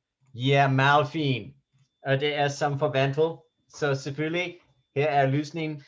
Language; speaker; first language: Danish; non-native, fluent; English